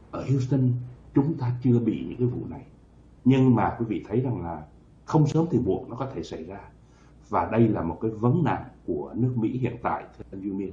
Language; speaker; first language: Vietnamese; native; Vietnamese